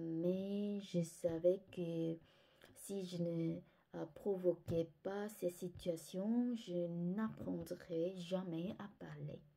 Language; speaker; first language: French; non-native, fluent; Korean